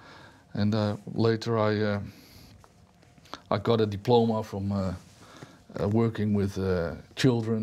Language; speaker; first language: English; non-native, fluent; Dutch